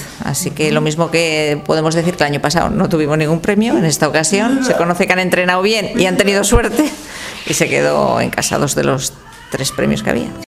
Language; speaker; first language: Spanish; native; Spanish